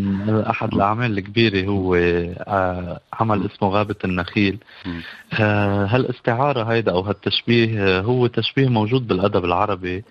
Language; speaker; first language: Arabic; native; Arabic